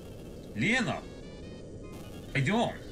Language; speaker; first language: Russian; non-native, learner; English